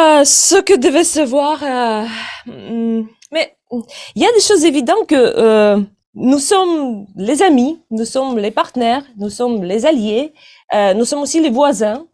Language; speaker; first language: French; non-native, fluent; Ukrainian